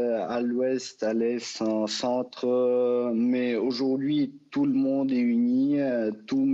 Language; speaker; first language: French; non-native, fluent; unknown